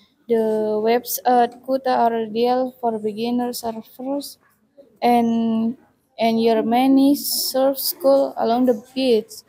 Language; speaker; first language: English; non-native, learner; Indonesian